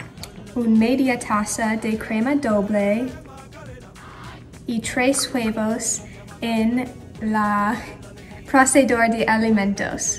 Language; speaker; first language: Spanish; non-native, learner; English